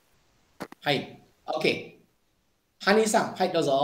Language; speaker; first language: Japanese; non-native, fluent; Malay